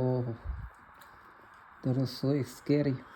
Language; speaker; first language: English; non-native, local second language; Bangla